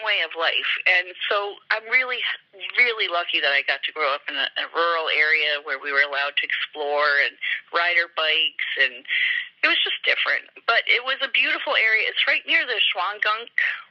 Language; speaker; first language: English; native; English